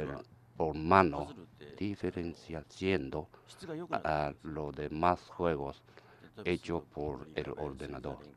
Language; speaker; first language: Spanish; non-native, learner; Japanese